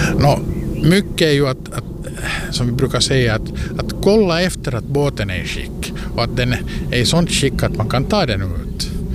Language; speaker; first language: Swedish; native; Swedish